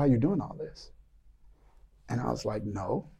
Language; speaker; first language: English; native; English